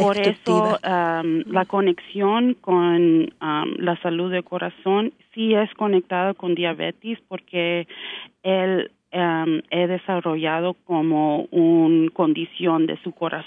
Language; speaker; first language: Spanish; early bilingual, heritage; English